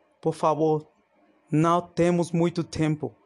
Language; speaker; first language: Portuguese; non-native, fluent; Spanish